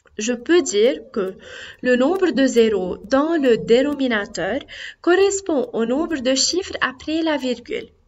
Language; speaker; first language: French; non-native, local second language; Arabic